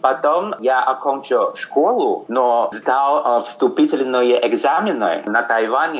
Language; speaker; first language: Russian; non-native, fluent; Chinese